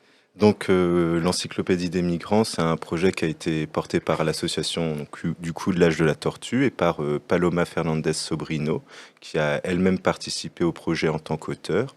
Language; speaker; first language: French; native; French